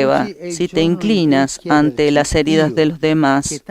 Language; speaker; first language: Spanish; native; Spanish